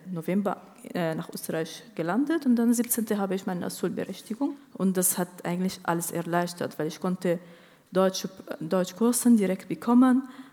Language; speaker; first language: German; non-native, fluent; Arabic